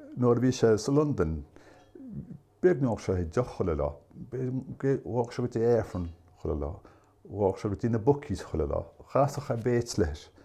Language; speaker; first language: Irish; native; Irish